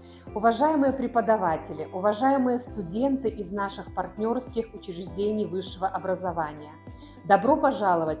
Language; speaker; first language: Russian; native; Russian